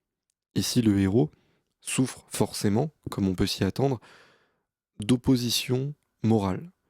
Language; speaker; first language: French; native; French